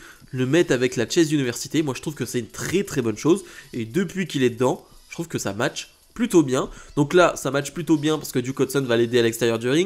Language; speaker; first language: French; native; French